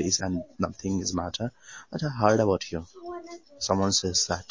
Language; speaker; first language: English; non-native, local second language; Hindi